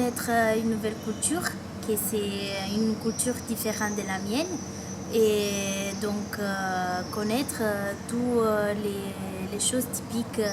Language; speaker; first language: French; non-native, fluent; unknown